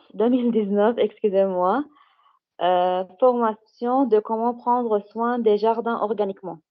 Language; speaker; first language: French; non-native, learner; Arabic